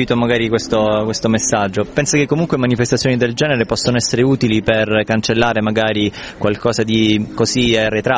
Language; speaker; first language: Italian; native; Italian